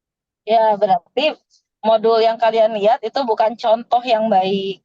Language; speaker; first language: Indonesian; native; Indonesian